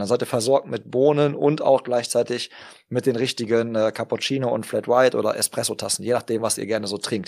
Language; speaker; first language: German; native; German